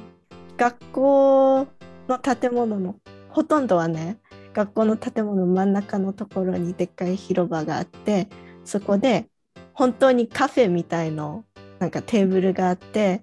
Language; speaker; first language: Japanese; early bilingual, heritage; Japanese